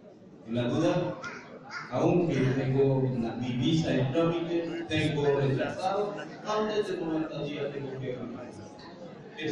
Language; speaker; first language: Spanish; non-native, learner; Haitian Creole